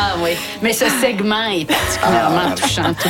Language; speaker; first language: French; native; French